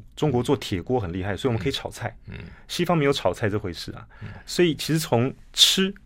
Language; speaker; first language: Chinese; native; Chinese